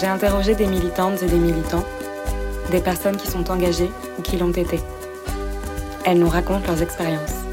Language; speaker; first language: French; native; French